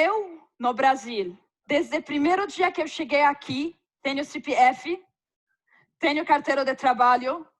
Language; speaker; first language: Portuguese; non-native, fluent; Arabic